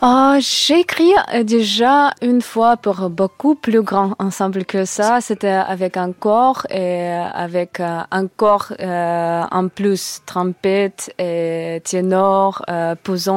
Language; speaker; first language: French; non-native, learner; Russian